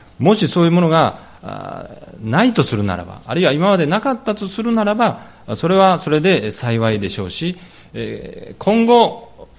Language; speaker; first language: Japanese; native; Japanese